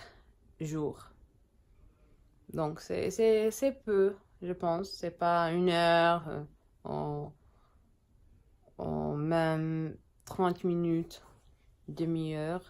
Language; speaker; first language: French; non-native, learner; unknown